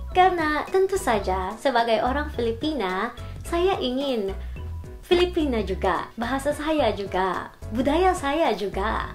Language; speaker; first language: Indonesian; non-native, learner; Filipino